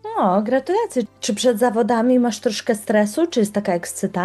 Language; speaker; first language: Polish; native; Polish